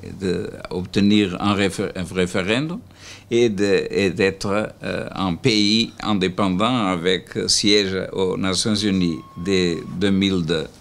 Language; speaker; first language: French; non-native, learner; Portuguese